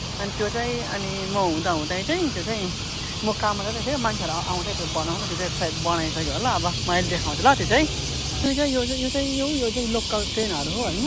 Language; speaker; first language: Nepali; native; Nepali